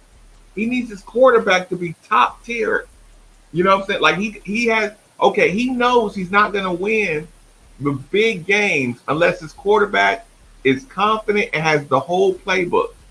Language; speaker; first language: English; native; English